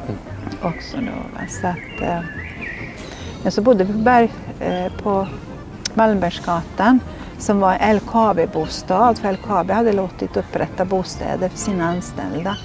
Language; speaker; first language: Swedish; native; Swedish